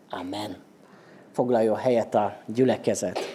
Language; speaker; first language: Hungarian; native; Hungarian